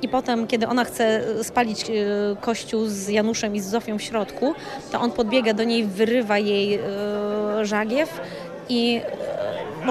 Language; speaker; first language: Polish; native; Polish